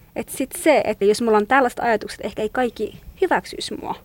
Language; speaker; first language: Finnish; non-native, fluent; Kurdish